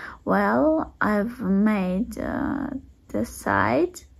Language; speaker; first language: English; non-native, learner; Russian